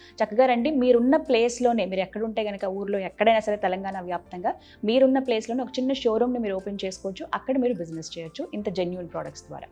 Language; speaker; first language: Telugu; native; Telugu